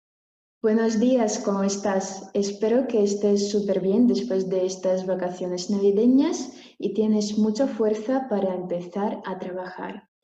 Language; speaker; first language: Spanish; non-native, fluent; Russian